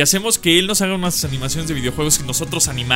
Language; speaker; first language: Spanish; native; Spanish